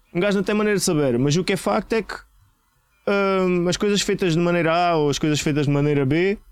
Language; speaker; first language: Portuguese; native; Portuguese